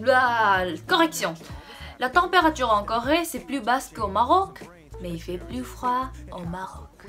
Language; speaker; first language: French; non-native, fluent; Korean